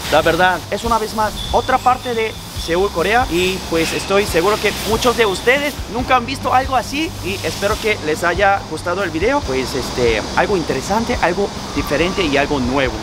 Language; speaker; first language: Spanish; non-native, fluent; Korean